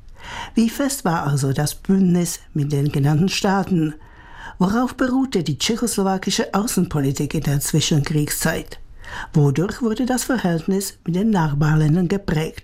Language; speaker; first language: German; native; German